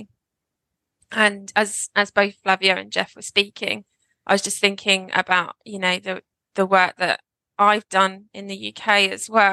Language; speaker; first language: English; native; English